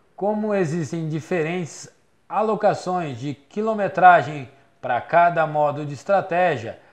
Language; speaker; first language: Portuguese; native; Portuguese